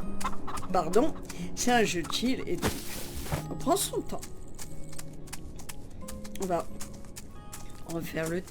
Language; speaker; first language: French; native; French